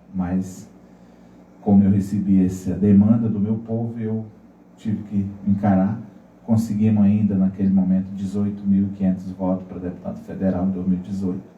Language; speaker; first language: Portuguese; non-native, local second language; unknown